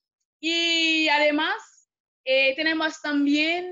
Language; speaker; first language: Spanish; non-native, fluent; Haitian Creole